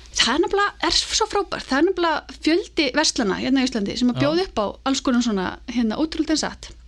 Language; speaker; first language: Icelandic; native; Icelandic